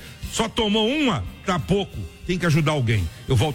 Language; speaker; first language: Portuguese; native; Portuguese